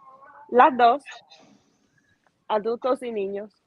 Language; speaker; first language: Spanish; non-native, learner; English